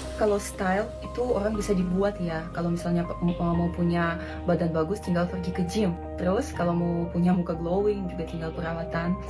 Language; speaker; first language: Indonesian; non-native, fluent; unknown